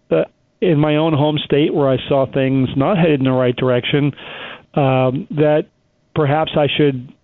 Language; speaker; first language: English; native; English